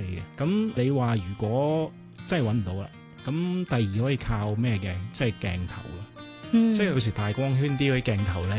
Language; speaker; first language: Cantonese; native; Cantonese